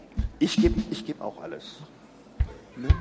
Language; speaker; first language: German; native; German